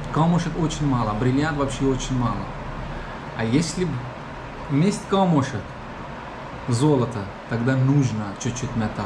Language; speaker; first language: Russian; non-native, learner; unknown